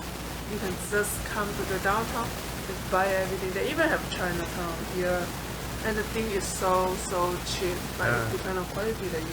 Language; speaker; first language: English; non-native, fluent; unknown